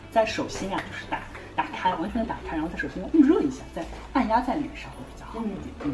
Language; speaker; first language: Chinese; native; Chinese